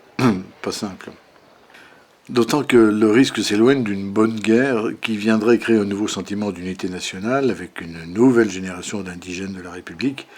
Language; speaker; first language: French; native; French